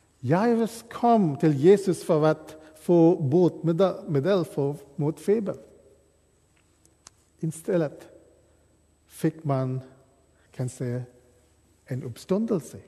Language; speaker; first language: Swedish; non-native, fluent; English